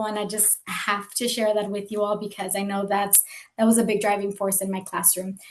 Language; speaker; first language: English; native; English